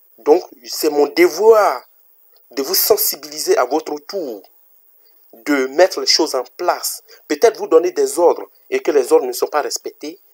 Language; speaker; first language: French; native; French